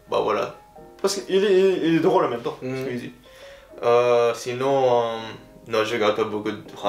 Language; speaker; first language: French; non-native, learner; Filipino